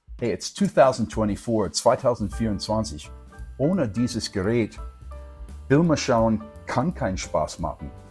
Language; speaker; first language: German; native; German